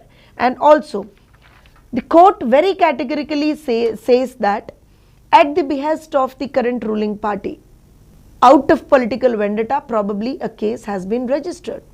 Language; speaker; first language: English; non-native, local second language; Telugu